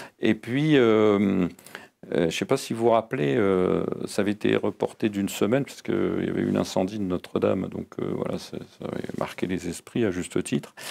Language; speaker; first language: French; native; French